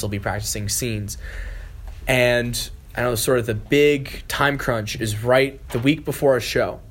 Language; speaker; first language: English; native; English